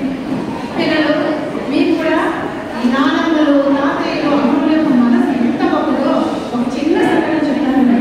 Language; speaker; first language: Telugu; native; Telugu